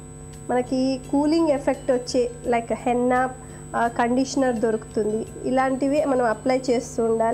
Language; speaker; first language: Telugu; native; Telugu